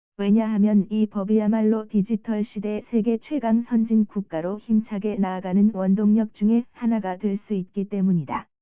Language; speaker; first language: Korean; native; Korean